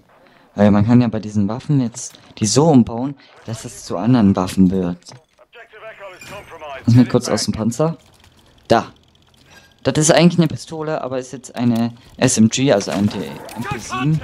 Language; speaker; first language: German; native; German